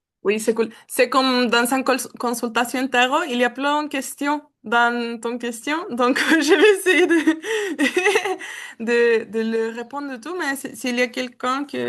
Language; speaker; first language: French; non-native, learner; Spanish